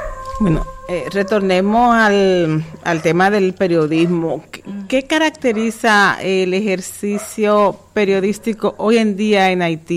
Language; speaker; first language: Spanish; native; Spanish